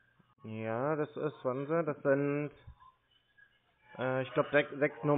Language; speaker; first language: German; native; German